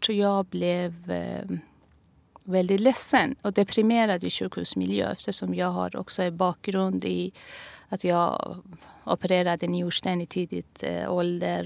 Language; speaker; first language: Swedish; non-native, fluent; Persian